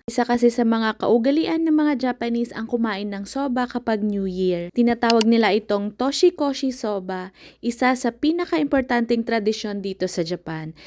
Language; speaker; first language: Filipino; native; Filipino